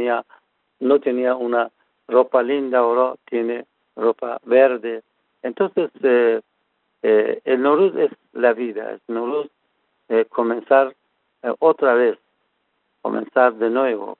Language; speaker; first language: Spanish; non-native, fluent; Persian